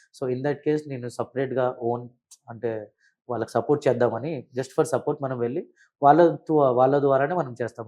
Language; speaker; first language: Telugu; early bilingual, heritage; Telugu